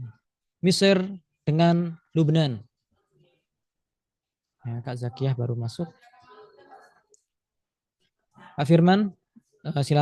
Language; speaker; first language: Indonesian; native; Indonesian